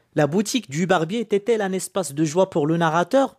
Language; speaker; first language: French; non-native, local second language; Arabic